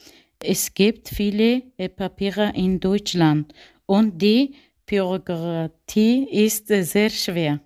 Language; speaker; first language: German; non-native, learner; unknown